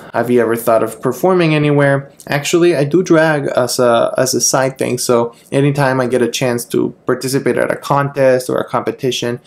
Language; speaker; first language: English; non-native, fluent; Spanish